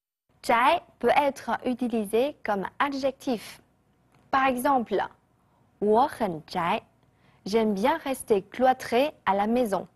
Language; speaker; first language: French; non-native, fluent; Chinese